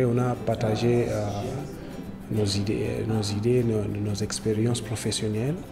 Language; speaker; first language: French; non-native, fluent; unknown